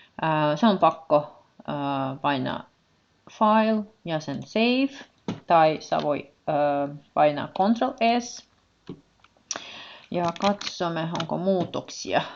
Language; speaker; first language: Finnish; non-native, learner; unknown